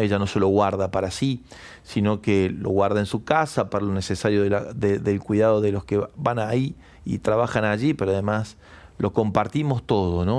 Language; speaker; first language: Spanish; native; Spanish